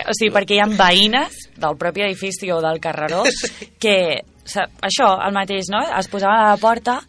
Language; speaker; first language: Catalan; native; Catalan